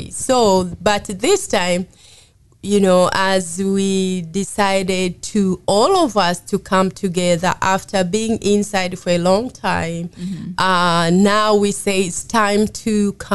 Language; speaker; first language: English; non-native, local second language; Swahili